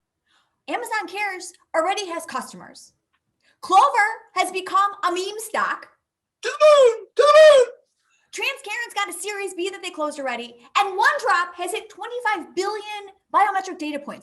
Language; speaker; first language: English; native; English